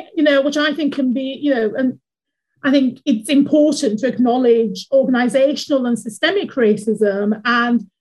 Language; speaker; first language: English; native; English